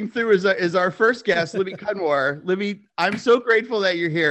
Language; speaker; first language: English; native; English